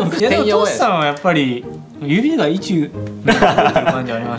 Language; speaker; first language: Japanese; native; Japanese